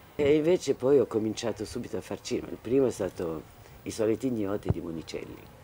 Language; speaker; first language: Italian; non-native, fluent; Arabic